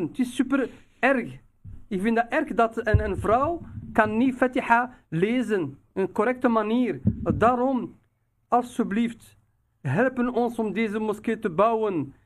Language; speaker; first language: Dutch; non-native, fluent; Riffian